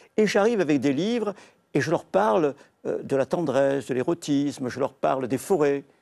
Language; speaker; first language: French; native; French